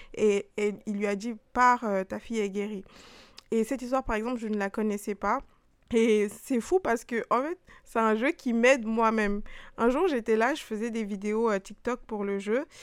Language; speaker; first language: French; early bilingual, other home language; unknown